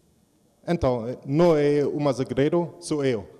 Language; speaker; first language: Portuguese; non-native, learner; German